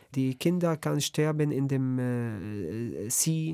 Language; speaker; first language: German; non-native, learner; Arabic